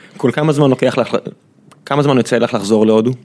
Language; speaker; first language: Hebrew; native; Hebrew